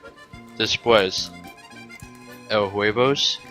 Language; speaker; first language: Spanish; non-native, learner; English